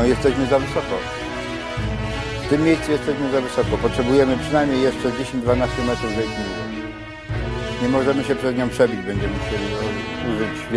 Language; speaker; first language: Polish; native; Polish